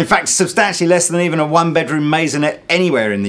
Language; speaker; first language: English; native; English